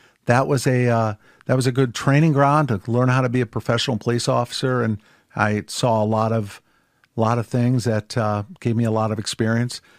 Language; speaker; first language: English; native; English